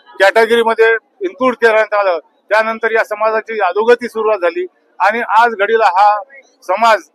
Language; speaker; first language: Marathi; non-native, local second language; Lambadi